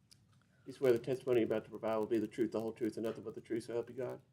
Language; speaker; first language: English; native; English